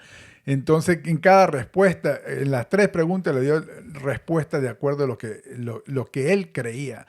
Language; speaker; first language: Spanish; native; Spanish